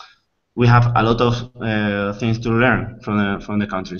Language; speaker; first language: English; non-native, learner; Spanish